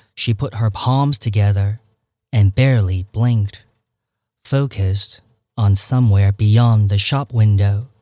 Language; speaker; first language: English; non-native, local second language; Cantonese